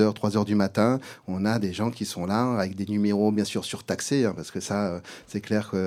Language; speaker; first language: French; native; French